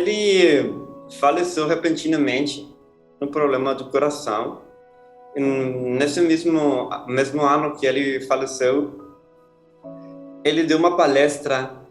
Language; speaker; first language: Portuguese; non-native, fluent; Spanish